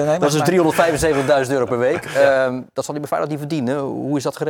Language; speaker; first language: Dutch; native; Dutch